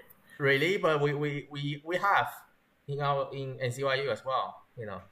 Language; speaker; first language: English; non-native, learner; Chinese